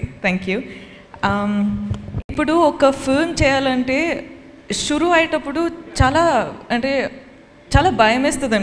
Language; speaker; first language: Telugu; non-native, local second language; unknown